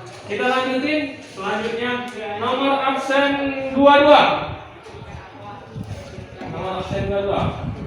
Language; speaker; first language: Indonesian; native; Indonesian